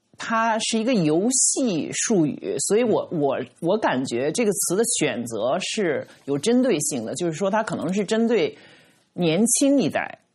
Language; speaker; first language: Chinese; native; Chinese